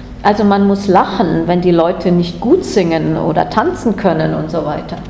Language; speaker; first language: German; non-native, fluent; English